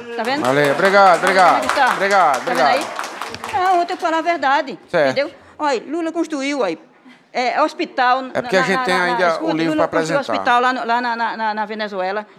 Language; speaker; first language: Portuguese; native; Portuguese